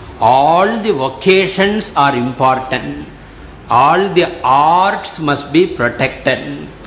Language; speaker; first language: English; non-native, local second language; Tamil